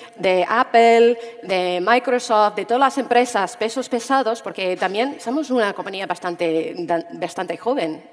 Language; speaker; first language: Spanish; early bilingual, heritage; Spanish